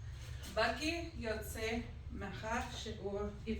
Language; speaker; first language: Hebrew; non-native, learner; English